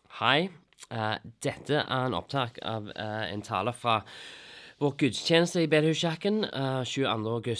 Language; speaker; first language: Norwegian; non-native, fluent; English